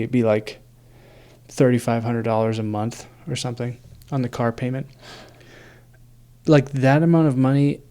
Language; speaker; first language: English; native; English